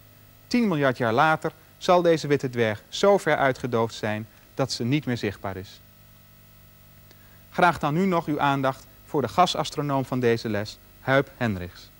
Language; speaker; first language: Dutch; native; Dutch